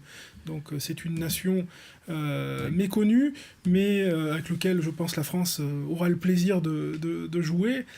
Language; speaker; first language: French; native; French